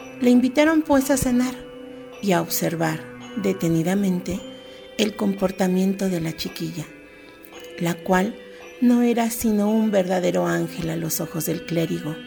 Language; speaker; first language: Spanish; native; Spanish